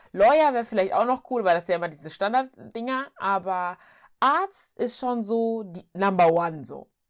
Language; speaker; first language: German; early bilingual, other home language; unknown